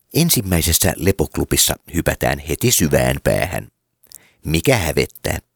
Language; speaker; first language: Finnish; native; Finnish